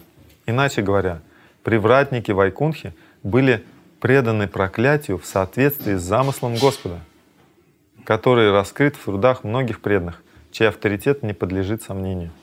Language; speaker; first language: Russian; native; Russian